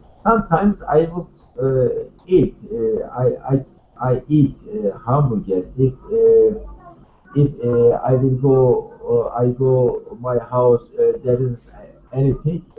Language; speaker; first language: English; non-native, learner; Turkish